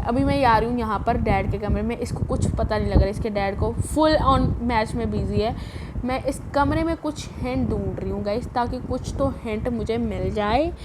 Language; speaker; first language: Hindi; non-native, local second language; Punjabi